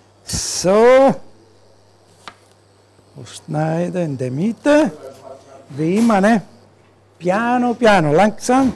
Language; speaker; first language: German; non-native, learner; Italian